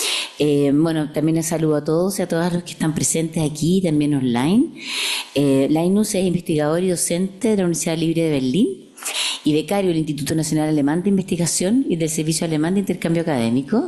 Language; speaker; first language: Spanish; native; Spanish